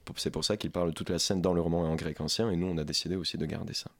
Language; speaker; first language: French; non-native, fluent; Ukrainian